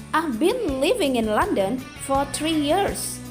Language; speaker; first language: English; non-native, fluent; Indonesian